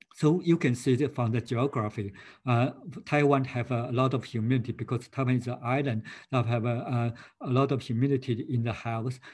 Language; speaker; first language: English; non-native, fluent; Chinese